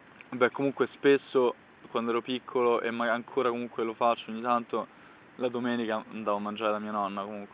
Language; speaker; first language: Italian; native; Italian